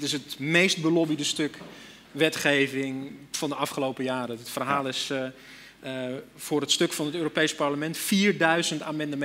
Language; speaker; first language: Dutch; native; Dutch